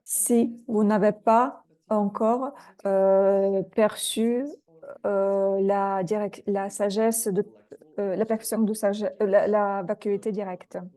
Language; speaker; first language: French; non-native, fluent; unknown